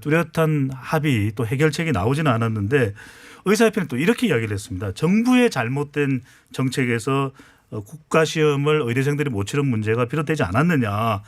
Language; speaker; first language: Korean; native; Korean